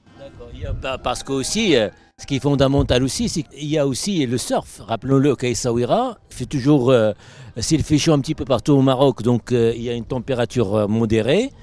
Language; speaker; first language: French; native; French